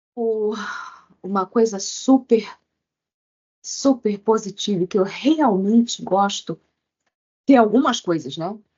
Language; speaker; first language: Portuguese; native; Portuguese